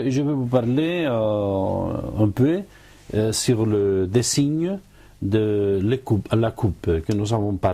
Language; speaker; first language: French; non-native, learner; Catalan